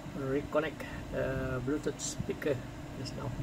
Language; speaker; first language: English; non-native, fluent; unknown